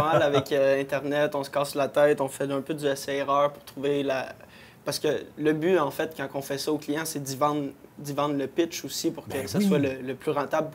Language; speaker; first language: French; native; French